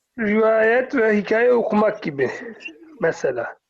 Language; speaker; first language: Arabic; non-native, learner; Turkish